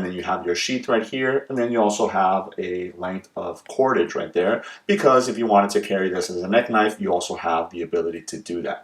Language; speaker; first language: English; native; English